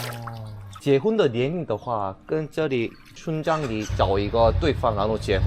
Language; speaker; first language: Chinese; non-native, fluent; Korean